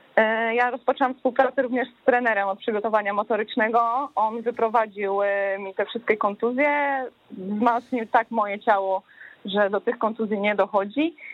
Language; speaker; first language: Polish; native; Polish